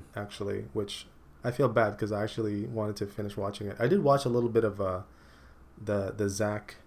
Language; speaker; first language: English; early bilingual, other home language; Filipino